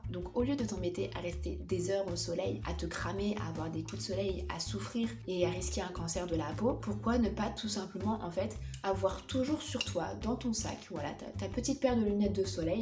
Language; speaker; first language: French; native; French